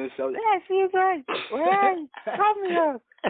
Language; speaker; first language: English; non-native, local second language; Afrikaans